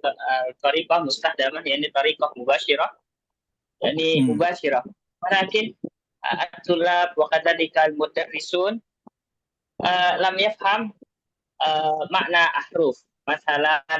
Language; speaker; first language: Arabic; non-native, learner; Indonesian